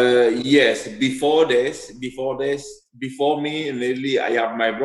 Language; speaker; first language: English; non-native, learner; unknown